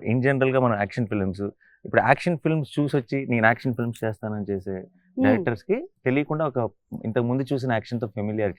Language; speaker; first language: Telugu; native; Telugu